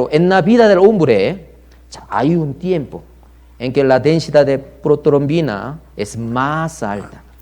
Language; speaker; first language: Spanish; non-native, learner; Korean